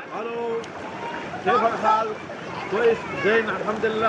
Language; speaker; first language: Arabic; non-native, learner; Tamil